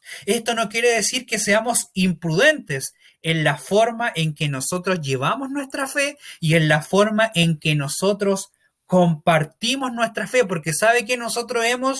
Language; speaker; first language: Spanish; native; Spanish